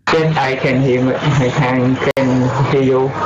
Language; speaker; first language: English; non-native, learner; Vietnamese